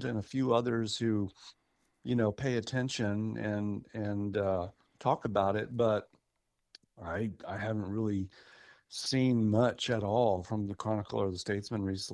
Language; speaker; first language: English; native; English